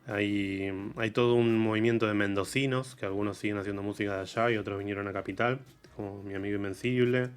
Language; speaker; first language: Spanish; native; Spanish